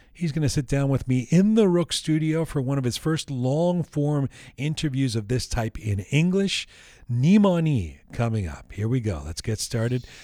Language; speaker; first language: English; early bilingual, other home language; Persian